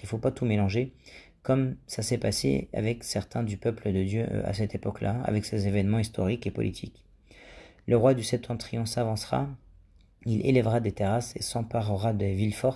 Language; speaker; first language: French; native; French